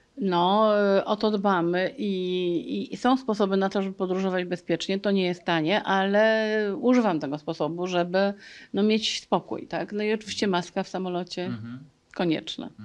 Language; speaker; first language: Polish; native; Polish